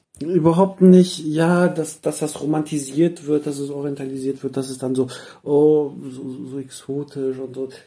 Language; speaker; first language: German; early bilingual, other home language; Persian